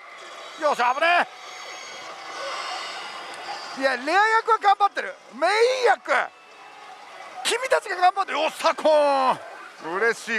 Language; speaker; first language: Japanese; native; Japanese